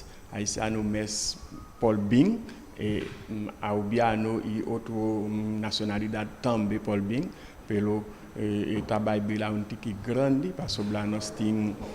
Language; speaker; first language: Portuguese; non-native, learner; Haitian Creole